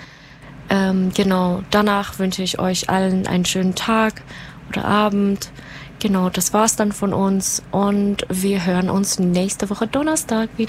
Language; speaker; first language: German; native; German